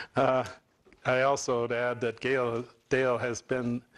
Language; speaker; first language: English; native; English